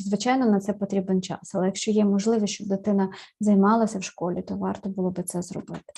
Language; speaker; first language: Ukrainian; native; Ukrainian